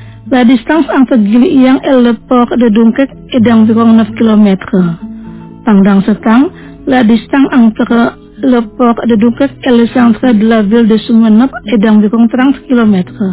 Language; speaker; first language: French; non-native, fluent; Indonesian